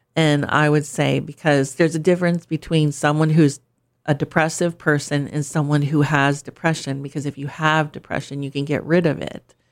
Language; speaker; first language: English; native; English